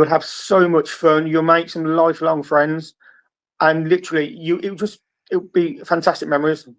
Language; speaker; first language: English; native; English